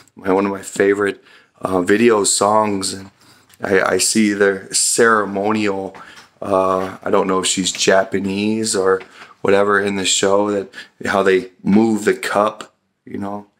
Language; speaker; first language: English; native; English